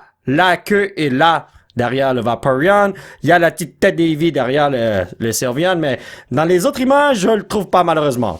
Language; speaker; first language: French; native; French